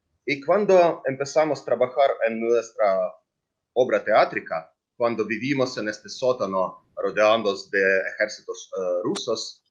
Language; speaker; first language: Spanish; non-native, learner; Ukrainian